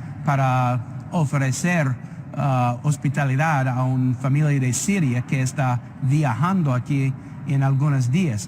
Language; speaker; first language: Spanish; non-native, fluent; English